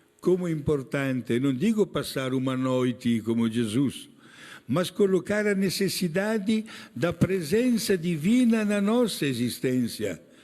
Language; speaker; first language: Portuguese; non-native, fluent; Italian